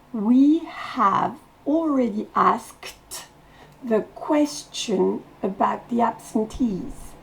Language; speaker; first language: English; non-native, fluent; French